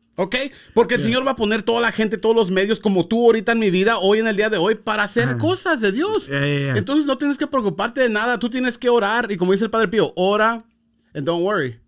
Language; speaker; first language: Spanish; early bilingual, heritage; Spanish